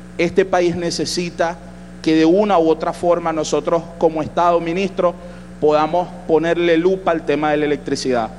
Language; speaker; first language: Spanish; native; Spanish